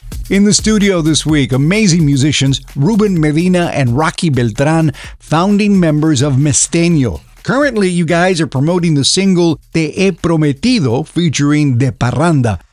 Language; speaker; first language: English; early bilingual, other home language; Spanish